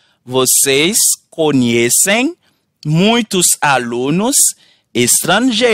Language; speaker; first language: Portuguese; non-native, fluent; Haitian Creole